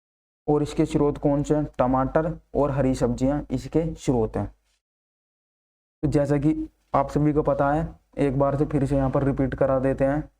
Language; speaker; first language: Hindi; native; Hindi